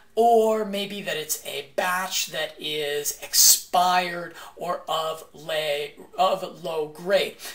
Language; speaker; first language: English; native; English